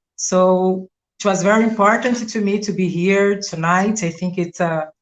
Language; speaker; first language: English; non-native, fluent; Portuguese